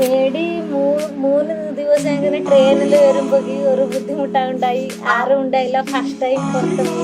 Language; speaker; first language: Malayalam; non-native, local second language; Bangla